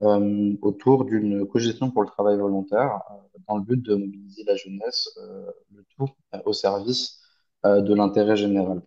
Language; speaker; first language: French; native; French